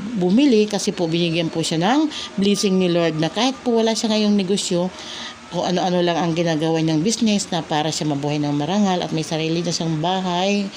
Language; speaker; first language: Filipino; non-native, local second language; Waray